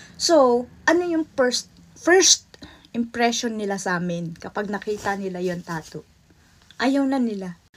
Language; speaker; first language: Filipino; native; Filipino